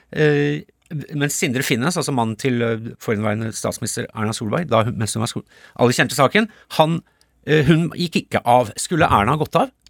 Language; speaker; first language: Norwegian; native; Norwegian